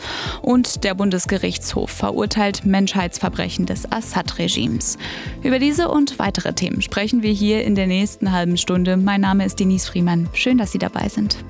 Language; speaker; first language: German; native; German